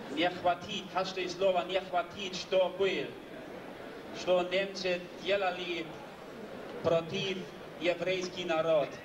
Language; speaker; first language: German; native; German